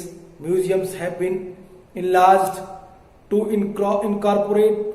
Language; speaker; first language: English; non-native, local second language; Hindi